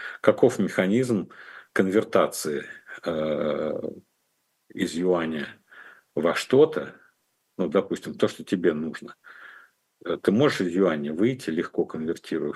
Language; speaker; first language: Russian; native; Russian